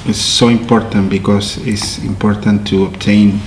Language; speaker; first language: English; non-native, learner; Spanish